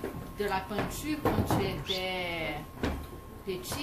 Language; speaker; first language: French; non-native, learner; Portuguese